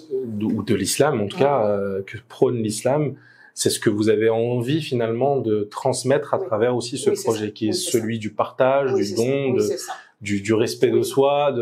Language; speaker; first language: French; native; French